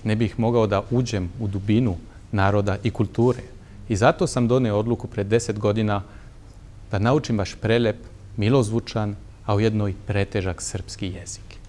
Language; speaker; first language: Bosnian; non-native, fluent; French